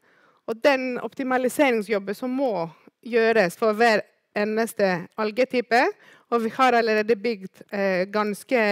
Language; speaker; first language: Norwegian; non-native, fluent; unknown